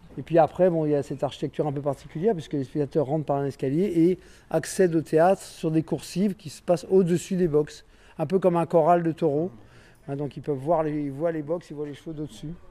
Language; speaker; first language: French; native; French